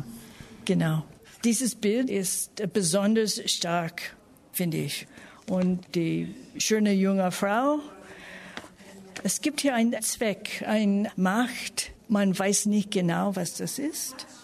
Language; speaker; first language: German; non-native, fluent; English